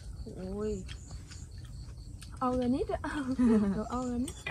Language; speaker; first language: Vietnamese; native; Vietnamese